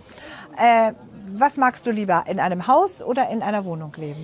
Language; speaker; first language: German; native; German